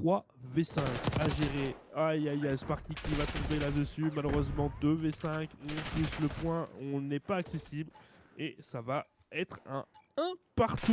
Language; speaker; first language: French; native; French